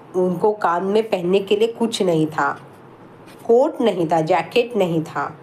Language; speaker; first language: Hindi; non-native, local second language; Marathi